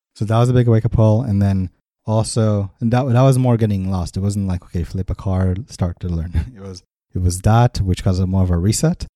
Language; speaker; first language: English; early bilingual, other home language; Hebrew